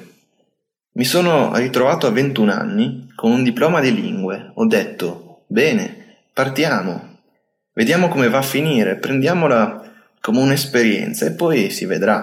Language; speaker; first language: Italian; native; Italian